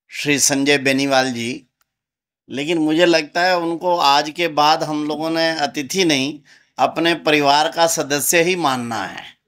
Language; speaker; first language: Hindi; native; Hindi